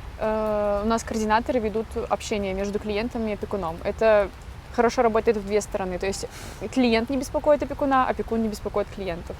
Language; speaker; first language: Russian; native; Russian